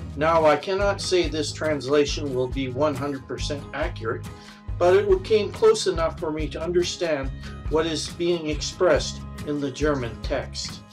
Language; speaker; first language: English; native; English